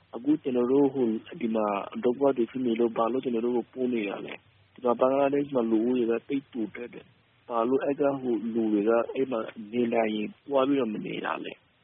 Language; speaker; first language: Burmese; non-native, local second language; Rohingya